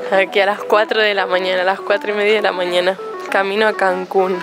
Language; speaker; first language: Spanish; native; Spanish